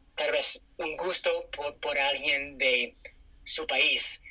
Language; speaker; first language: Spanish; non-native, fluent; English